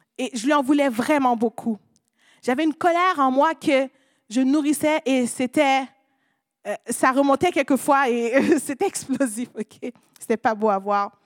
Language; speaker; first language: French; non-native, local second language; Haitian Creole